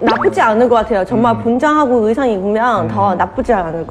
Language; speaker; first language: Korean; non-native, fluent; Chinese